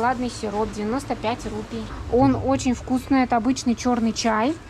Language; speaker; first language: Russian; native; Russian